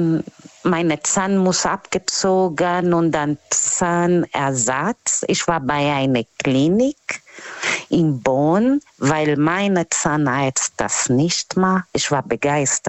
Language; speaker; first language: German; non-native, learner; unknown